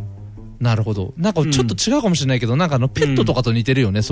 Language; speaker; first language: Japanese; native; Japanese